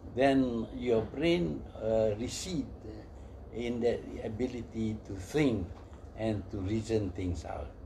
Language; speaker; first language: English; non-native, local second language; Malay